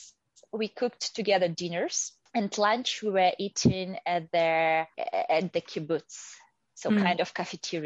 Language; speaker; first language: English; non-native, fluent; Russian